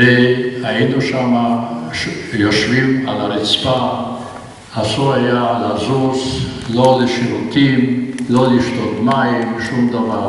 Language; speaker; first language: Hebrew; non-native, fluent; Polish